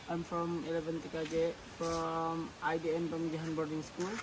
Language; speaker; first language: English; non-native, learner; Indonesian